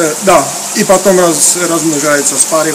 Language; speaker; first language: Russian; non-native, fluent; Czech